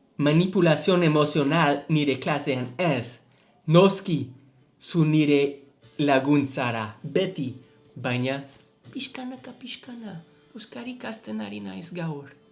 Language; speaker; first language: Basque; non-native, learner; English